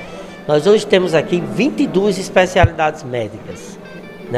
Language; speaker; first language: Portuguese; native; Portuguese